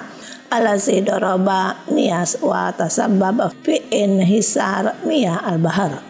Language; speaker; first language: Arabic; non-native, fluent; Indonesian